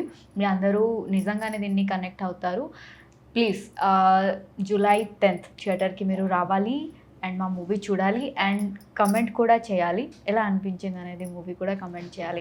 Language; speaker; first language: Telugu; non-native, fluent; Odia